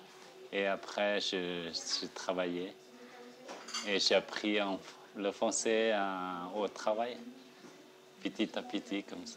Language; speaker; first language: French; non-native, learner; Thai